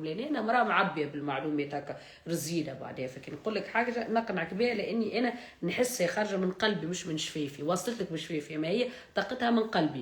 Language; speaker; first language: Arabic; native; Arabic